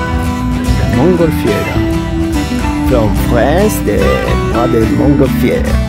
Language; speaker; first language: English; non-native, learner; Italian